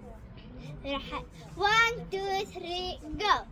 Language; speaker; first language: Arabic; native; Arabic